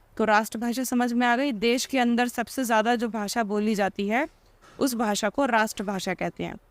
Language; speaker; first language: Hindi; native; Hindi